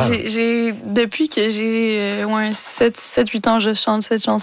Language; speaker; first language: French; native; French